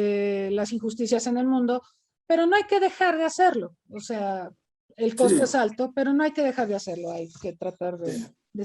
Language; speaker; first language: Spanish; native; Spanish